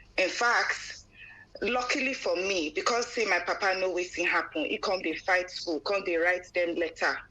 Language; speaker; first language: Nigerian Pidgin; non-native, local second language; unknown